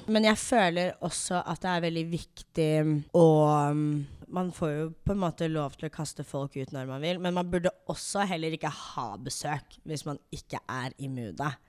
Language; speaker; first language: Norwegian; early bilingual, other home language; English